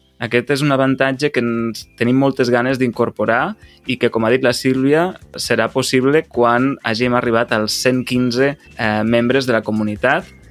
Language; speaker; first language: Catalan; native; Catalan